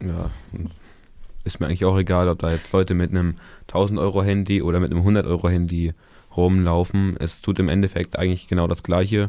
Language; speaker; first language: German; native; German